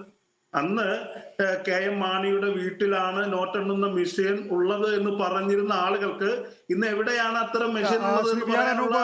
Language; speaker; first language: Malayalam; native; Malayalam